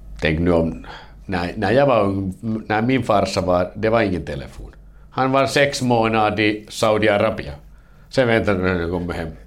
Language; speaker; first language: Swedish; non-native, local second language; Finnish